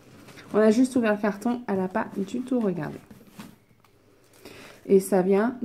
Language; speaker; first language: French; native; French